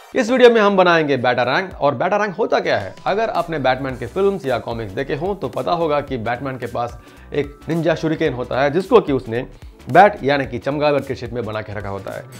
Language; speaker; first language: Hindi; non-native, local second language; Tamil